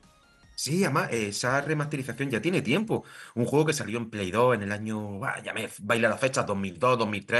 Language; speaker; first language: Spanish; native; Spanish